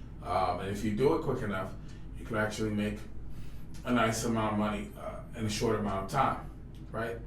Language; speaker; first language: English; native; English